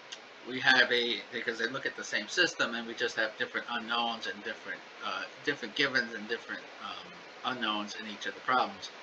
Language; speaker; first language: English; native; English